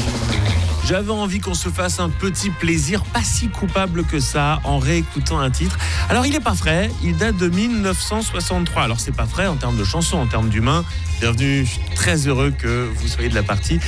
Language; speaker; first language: French; native; French